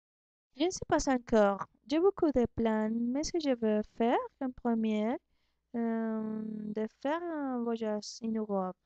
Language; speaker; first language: French; non-native, learner; Spanish